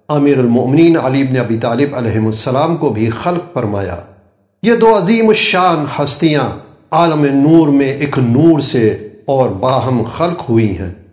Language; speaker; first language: Urdu; native; Urdu